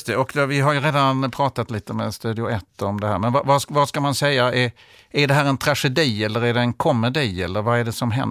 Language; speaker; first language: Swedish; native; Swedish